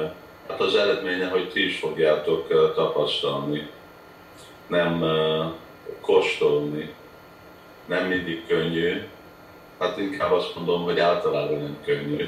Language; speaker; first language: Hungarian; early bilingual, heritage; Hungarian